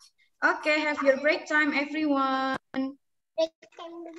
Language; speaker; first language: English; non-native, local second language; Indonesian